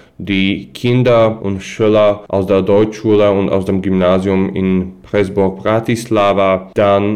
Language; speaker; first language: German; non-native, fluent; Slovak